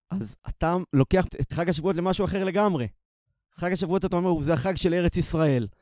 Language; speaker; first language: Hebrew; native; Hebrew